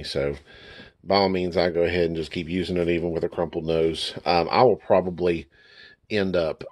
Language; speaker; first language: English; native; English